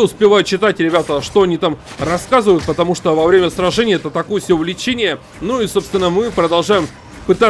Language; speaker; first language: Russian; native; Russian